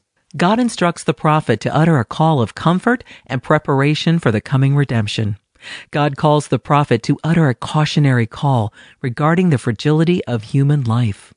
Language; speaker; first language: English; native; English